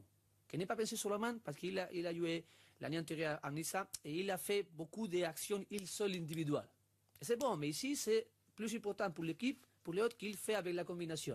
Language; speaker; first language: French; non-native, learner; Spanish